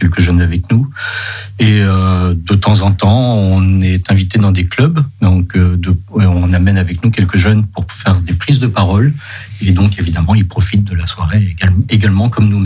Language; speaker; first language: French; native; French